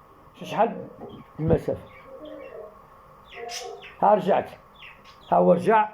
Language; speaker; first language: Arabic; native; Arabic